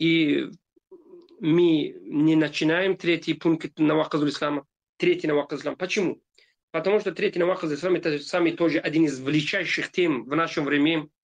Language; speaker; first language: Russian; non-native, fluent; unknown